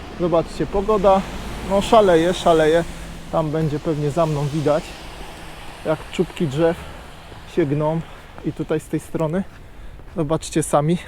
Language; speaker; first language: Polish; native; Polish